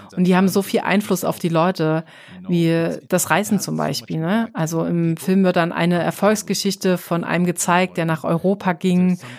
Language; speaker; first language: German; non-native, fluent; Arabic